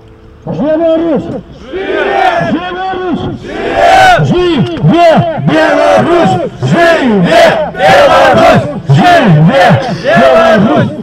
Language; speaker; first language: Belarusian; non-native, local second language; Russian